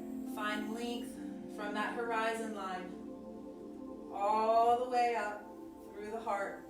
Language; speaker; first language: English; native; English